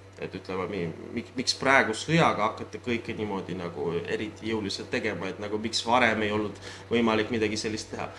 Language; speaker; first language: Estonian; non-native, local second language; Russian